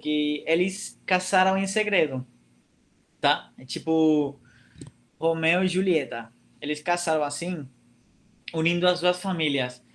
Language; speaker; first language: Portuguese; non-native, fluent; Catalan